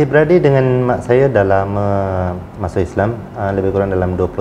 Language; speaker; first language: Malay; non-native, local second language; Tamil